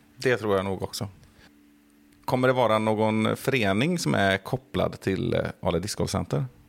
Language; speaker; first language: Swedish; native; Swedish